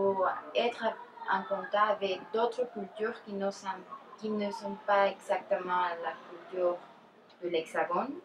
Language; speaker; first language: French; non-native, fluent; Spanish